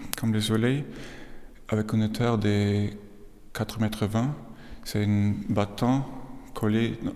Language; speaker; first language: French; non-native, fluent; German